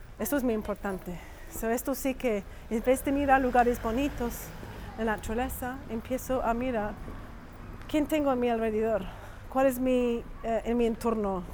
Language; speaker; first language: Spanish; non-native, fluent; English